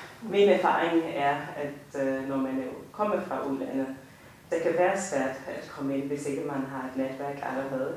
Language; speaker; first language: Danish; non-native, fluent; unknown